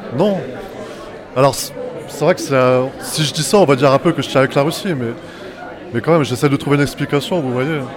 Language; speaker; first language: French; native; French